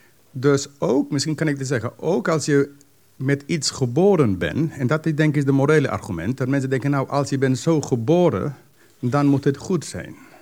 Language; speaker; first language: Dutch; non-native, fluent; English